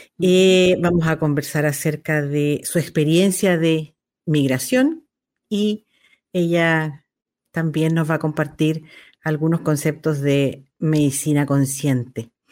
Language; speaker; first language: Spanish; native; Spanish